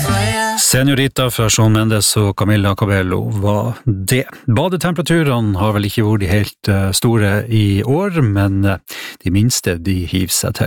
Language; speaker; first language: Norwegian; native; Norwegian